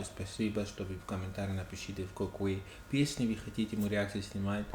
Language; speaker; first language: Russian; non-native, learner; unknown